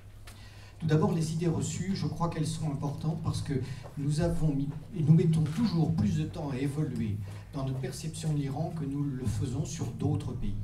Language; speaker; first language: French; native; French